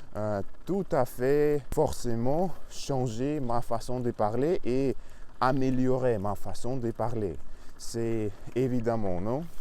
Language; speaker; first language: French; non-native, learner; Russian